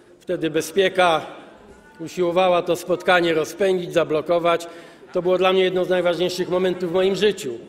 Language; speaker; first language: Polish; native; Polish